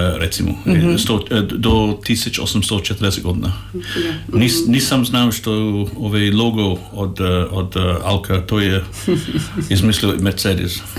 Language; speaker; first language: Croatian; non-native, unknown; English